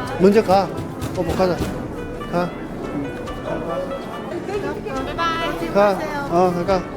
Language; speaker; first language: Korean; native; Korean